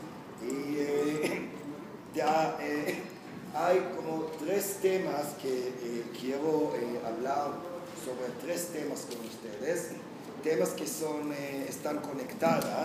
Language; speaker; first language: Spanish; non-native, fluent; Hebrew